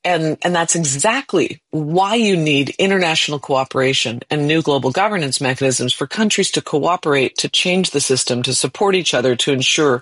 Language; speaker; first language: English; native; English